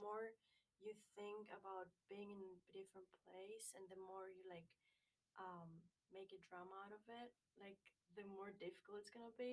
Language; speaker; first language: English; non-native, fluent; Greek